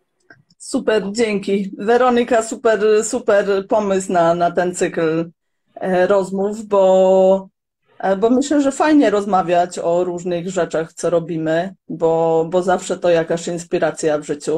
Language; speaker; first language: Polish; non-native, fluent; Croatian